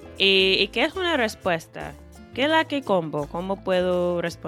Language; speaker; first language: Spanish; non-native, fluent; English